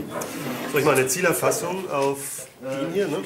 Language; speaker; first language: German; native; German